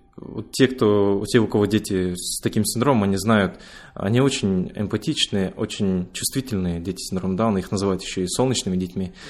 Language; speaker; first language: Russian; native; Russian